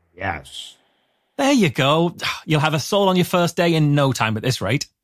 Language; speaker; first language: English; native; English